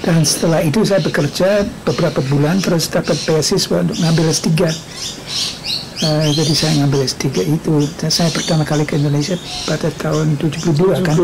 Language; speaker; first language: Indonesian; non-native, fluent; English